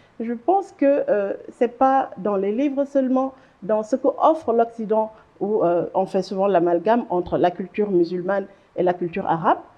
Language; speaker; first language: French; non-native, local second language; Wolof